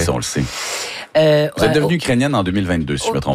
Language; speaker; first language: French; native; French